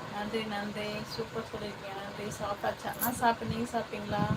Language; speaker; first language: Tamil; non-native, local second language; Telugu